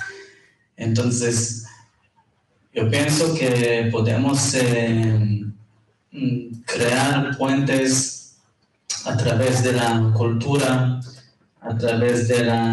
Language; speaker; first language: Spanish; non-native, fluent; Hebrew